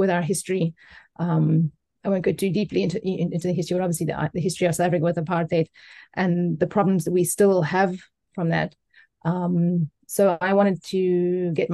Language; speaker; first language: English; native; English